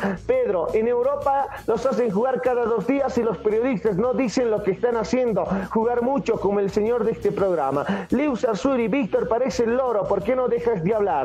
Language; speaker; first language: Spanish; native; Spanish